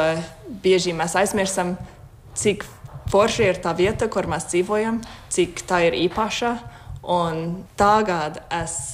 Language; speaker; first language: Latvian; non-native, fluent; English